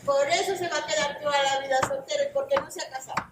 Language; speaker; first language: Spanish; native; Spanish